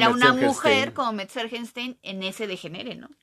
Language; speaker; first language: Spanish; native; Spanish